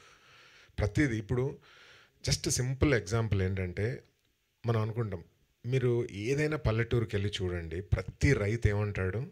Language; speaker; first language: Telugu; native; Telugu